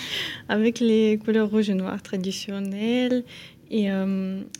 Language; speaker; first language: French; non-native, fluent; Ukrainian